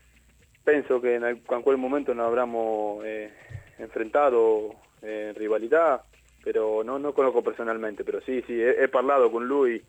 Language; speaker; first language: Italian; non-native, learner; Spanish